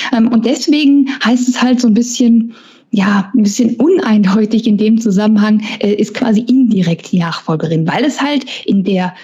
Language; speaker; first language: German; native; German